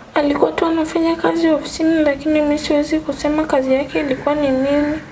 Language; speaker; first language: Swahili; native; Swahili